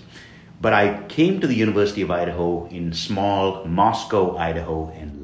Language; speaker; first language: English; non-native, local second language; Tamil